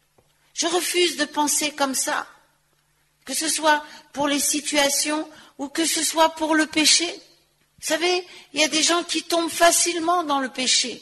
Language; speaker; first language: French; native; French